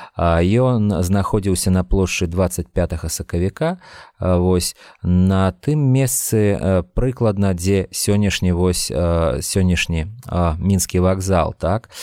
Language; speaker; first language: Belarusian; non-native, local second language; Russian